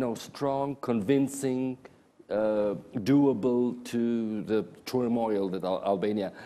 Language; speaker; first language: English; non-native, fluent; Albanian